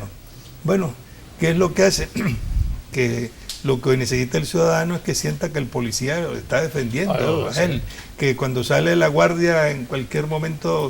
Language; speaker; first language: Spanish; native; Spanish